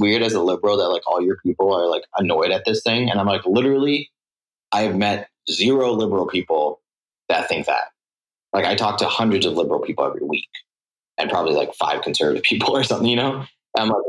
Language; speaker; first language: English; native; English